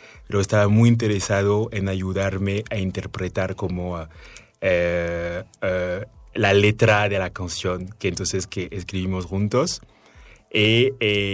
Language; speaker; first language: Spanish; non-native, fluent; French